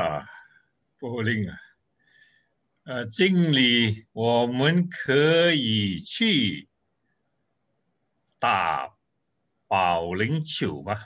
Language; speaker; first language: Chinese; non-native, learner; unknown